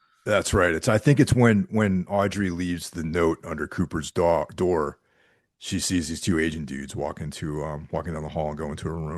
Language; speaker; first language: English; native; English